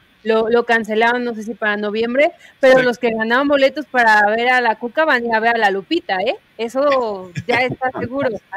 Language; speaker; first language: Spanish; native; Spanish